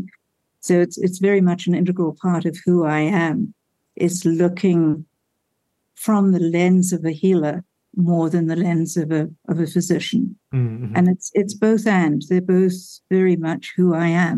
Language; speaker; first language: English; native; English